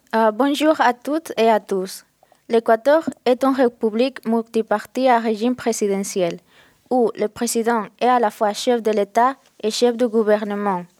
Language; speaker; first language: French; non-native, fluent; Spanish